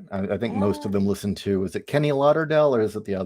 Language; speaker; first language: English; native; English